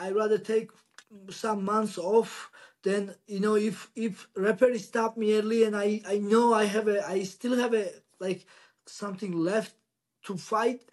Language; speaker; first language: English; non-native, learner; Georgian